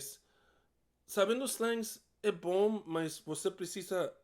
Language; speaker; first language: Portuguese; non-native, learner; English